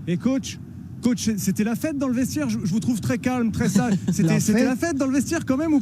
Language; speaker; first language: French; native; French